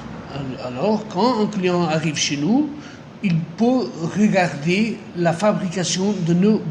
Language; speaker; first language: French; non-native, fluent; Portuguese